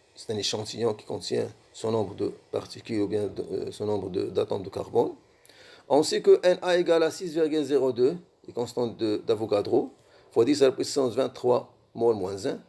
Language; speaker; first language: French; non-native, local second language; Arabic